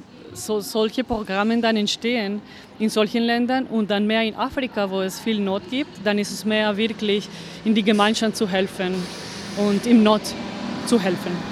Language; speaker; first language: German; non-native, fluent; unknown